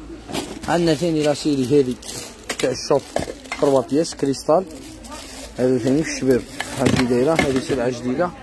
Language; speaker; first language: Arabic; native; Arabic